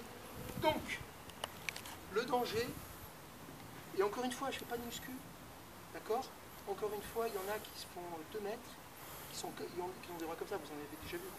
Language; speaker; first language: French; native; French